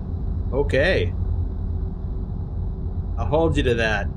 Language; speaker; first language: English; native; English